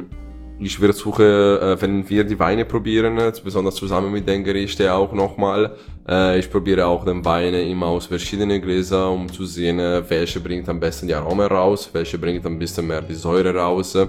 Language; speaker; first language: German; non-native, fluent; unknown